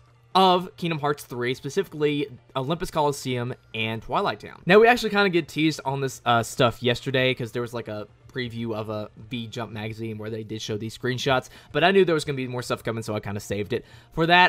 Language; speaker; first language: English; native; English